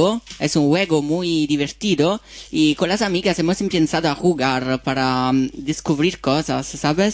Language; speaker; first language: Spanish; non-native, fluent; Italian